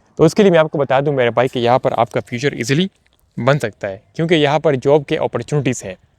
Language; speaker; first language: Urdu; non-native, local second language; Punjabi